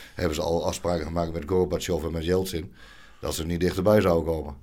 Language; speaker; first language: Dutch; native; Dutch